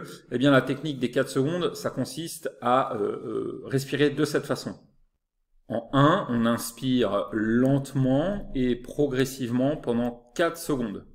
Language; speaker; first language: French; native; French